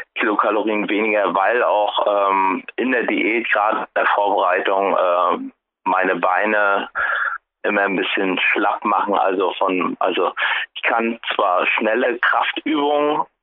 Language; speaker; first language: German; native; German